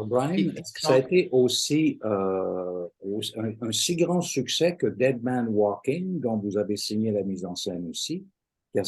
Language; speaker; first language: French; native; French